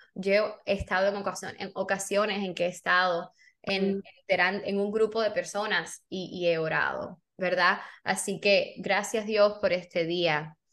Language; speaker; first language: Spanish; native; Spanish